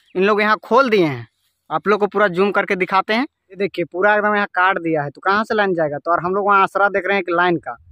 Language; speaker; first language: Hindi; native; Hindi